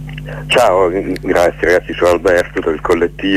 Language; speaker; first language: Italian; native; Italian